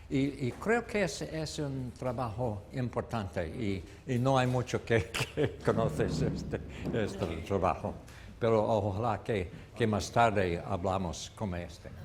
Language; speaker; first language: Spanish; non-native, learner; English